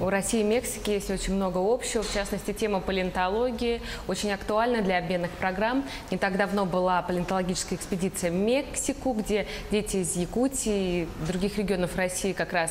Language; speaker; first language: Russian; native; Russian